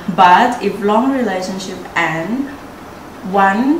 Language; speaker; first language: English; non-native, fluent; Thai